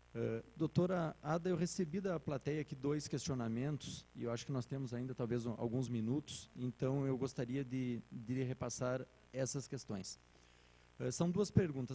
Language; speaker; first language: Portuguese; native; Portuguese